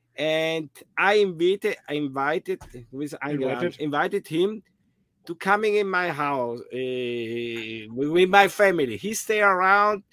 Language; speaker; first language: English; non-native, fluent; German